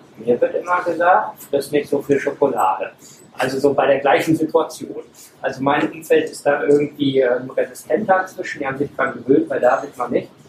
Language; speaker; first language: German; native; German